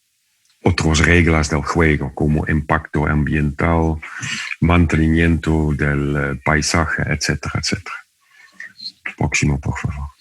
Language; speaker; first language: Spanish; non-native, fluent; Dutch